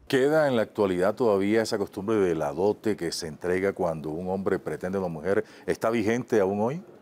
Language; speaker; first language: Spanish; native; Spanish